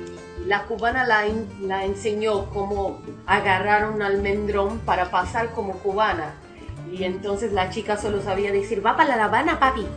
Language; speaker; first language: Spanish; non-native, fluent; Portuguese